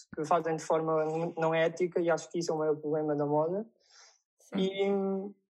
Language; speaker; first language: Portuguese; non-native, fluent; Chinese